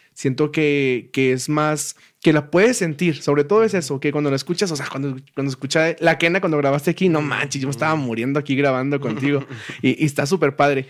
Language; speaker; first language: Spanish; native; Spanish